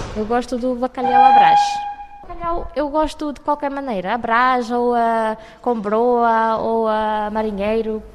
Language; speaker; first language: Portuguese; non-native, local second language; Kabuverdianu